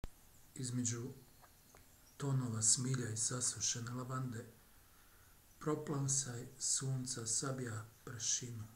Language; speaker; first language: Croatian; native; Croatian